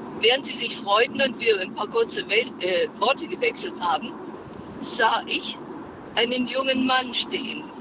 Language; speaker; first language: German; native; German